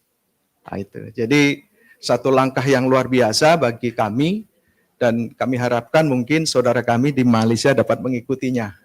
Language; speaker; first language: Indonesian; native; Indonesian